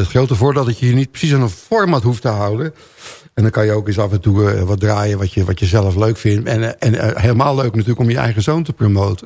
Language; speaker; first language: Dutch; native; Dutch